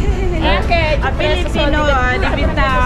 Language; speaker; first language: Italian; non-native, fluent; Filipino